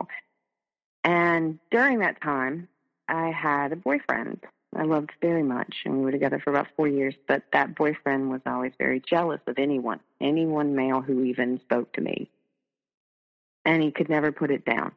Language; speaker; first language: English; native; English